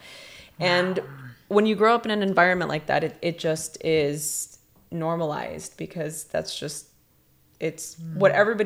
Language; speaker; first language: English; native; English